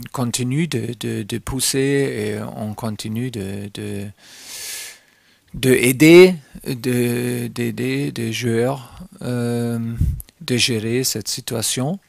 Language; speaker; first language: French; non-native, fluent; German